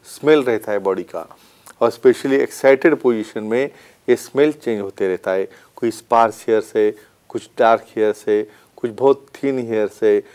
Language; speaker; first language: Hindi; non-native, local second language; Marathi